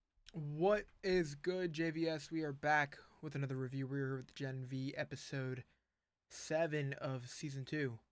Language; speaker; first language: English; native; English